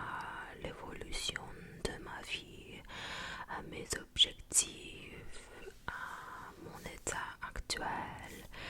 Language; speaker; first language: French; non-native, fluent; Japanese